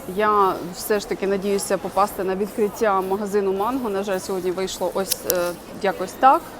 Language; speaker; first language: Ukrainian; native; Ukrainian